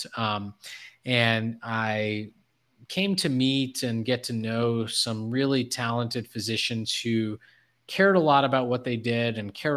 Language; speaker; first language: English; native; English